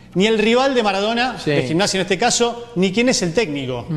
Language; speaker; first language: Spanish; native; Spanish